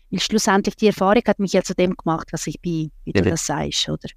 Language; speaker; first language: German; non-native, fluent; Russian